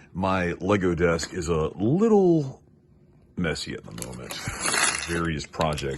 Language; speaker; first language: English; native; English